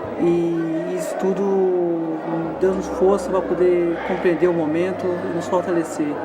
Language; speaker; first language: Portuguese; native; Portuguese